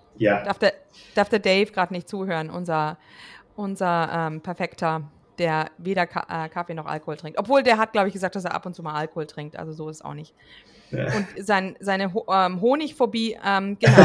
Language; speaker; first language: German; native; German